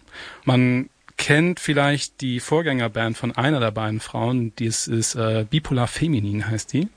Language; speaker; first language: German; native; German